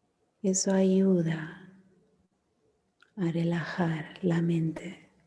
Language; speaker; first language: Spanish; non-native, fluent; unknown